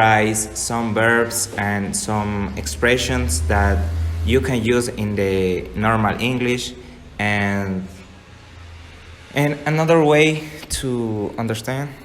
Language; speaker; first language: English; non-native, learner; Spanish